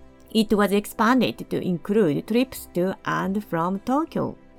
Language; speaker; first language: English; non-native, fluent; Japanese